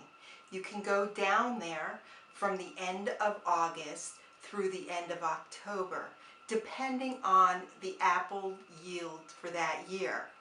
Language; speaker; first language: English; native; English